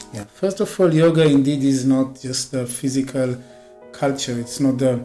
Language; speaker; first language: English; non-native, fluent; Hebrew